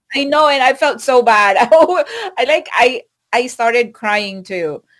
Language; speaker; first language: English; non-native, local second language; Filipino